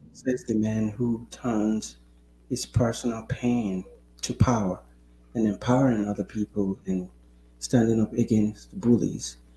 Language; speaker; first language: English; non-native, local second language; Yoruba